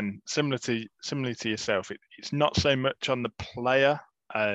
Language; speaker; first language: English; native; English